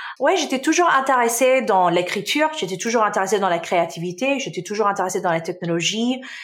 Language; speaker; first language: French; non-native, local second language; Arabic